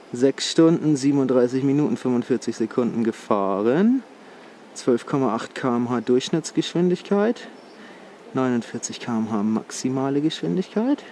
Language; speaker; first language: German; native; German